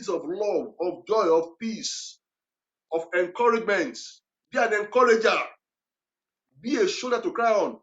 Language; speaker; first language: English; non-native, local second language; Yoruba